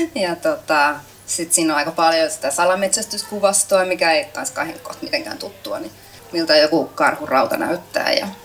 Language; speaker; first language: Finnish; native; Finnish